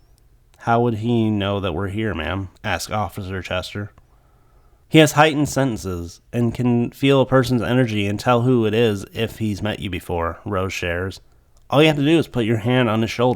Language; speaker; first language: English; native; English